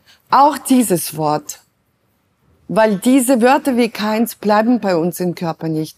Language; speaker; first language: German; non-native, fluent; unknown